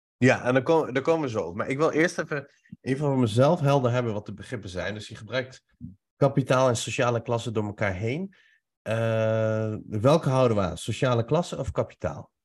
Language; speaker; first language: Dutch; early bilingual, other home language; Turkish